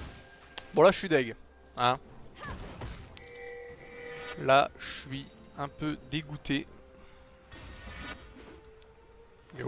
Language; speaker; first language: French; native; French